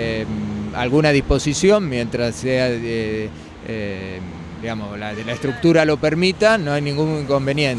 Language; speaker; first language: Spanish; native; Spanish